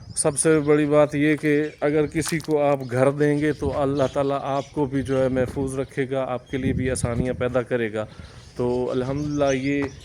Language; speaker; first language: Urdu; non-native, local second language; Punjabi